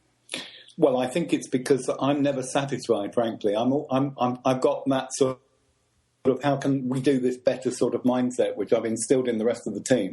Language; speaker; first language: English; native; English